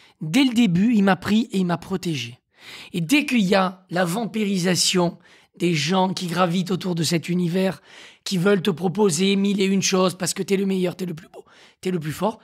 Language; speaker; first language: French; native; French